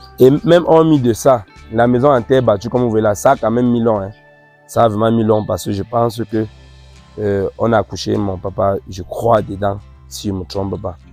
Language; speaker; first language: French; non-native, local second language; Ghomala